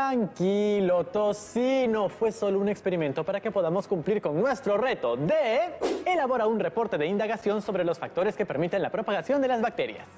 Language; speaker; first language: Spanish; native; Spanish